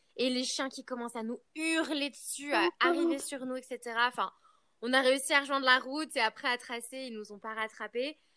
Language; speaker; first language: French; native; French